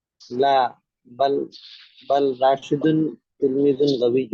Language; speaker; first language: Arabic; non-native, learner; Bangla